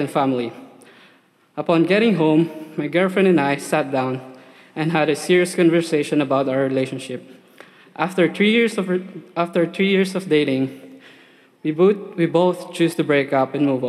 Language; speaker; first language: English; non-native, local second language; Filipino